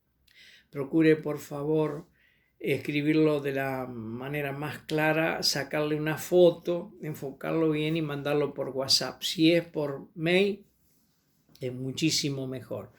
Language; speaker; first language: Spanish; native; Spanish